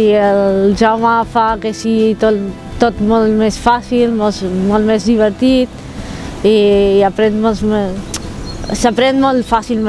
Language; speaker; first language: Catalan; non-native, fluent; Spanish